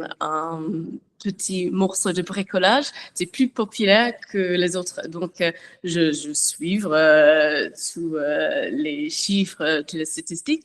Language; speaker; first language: French; non-native, learner; English